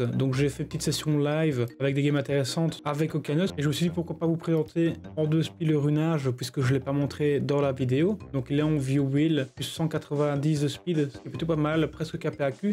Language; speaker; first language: French; native; French